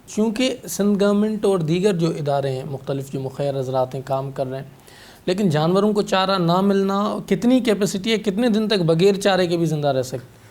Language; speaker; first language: Urdu; non-native, local second language; Sindhi